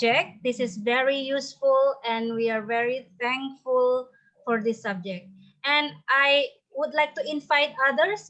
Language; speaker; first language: English; non-native, fluent; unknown